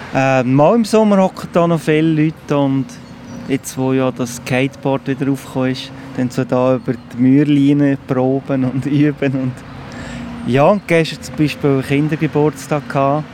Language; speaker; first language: German; non-native, fluent; Persian